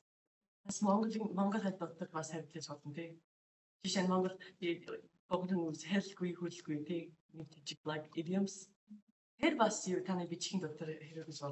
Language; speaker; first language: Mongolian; non-native, learner; English